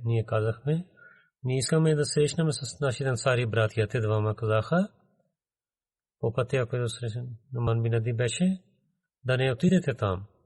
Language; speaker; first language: Bulgarian; non-native, learner; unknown